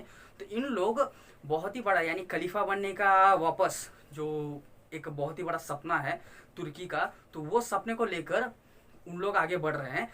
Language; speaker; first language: Hindi; non-native, local second language; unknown